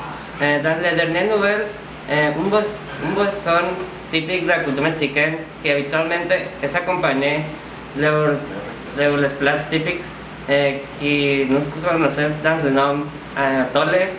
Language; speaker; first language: French; non-native, learner; Spanish